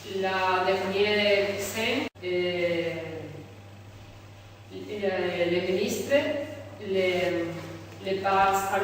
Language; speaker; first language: French; non-native, learner; Spanish